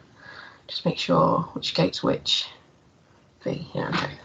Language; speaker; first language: English; native; English